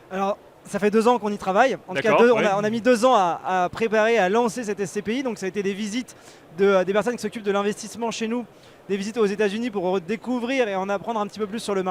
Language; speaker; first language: French; native; French